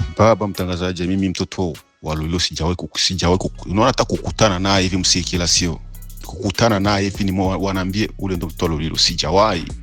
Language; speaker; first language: Swahili; non-native, local second language; Rundi